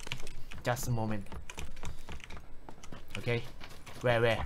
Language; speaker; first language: English; non-native, learner; Thai